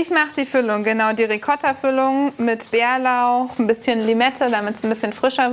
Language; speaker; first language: German; native; German